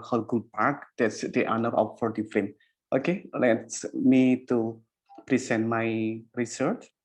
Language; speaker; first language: English; non-native, learner; Indonesian